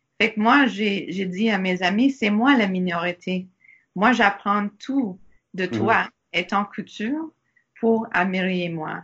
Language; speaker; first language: French; non-native, learner; English